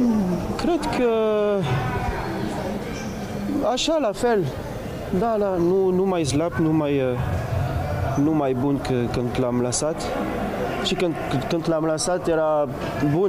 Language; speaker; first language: Romanian; non-native, learner; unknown